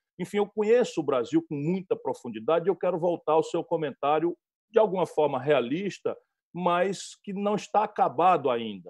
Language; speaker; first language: Portuguese; native; Portuguese